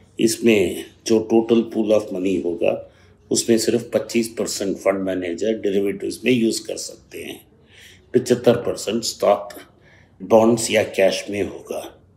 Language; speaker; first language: Hindi; non-native, local second language; Tamil